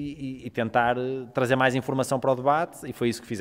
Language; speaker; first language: Portuguese; native; Portuguese